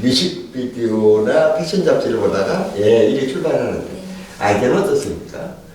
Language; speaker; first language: Korean; native; Korean